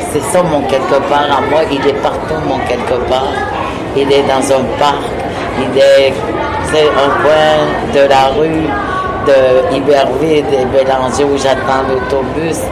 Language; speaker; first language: French; non-native, local second language; Innu-aimun